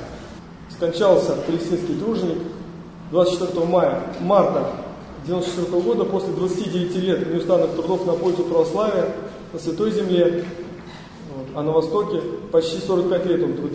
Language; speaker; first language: Russian; native; Russian